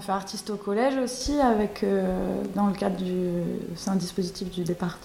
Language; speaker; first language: French; native; French